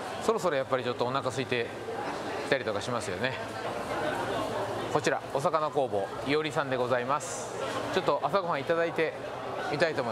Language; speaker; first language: Japanese; native; Japanese